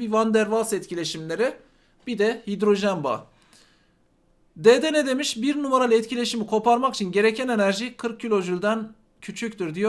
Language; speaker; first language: Turkish; native; Turkish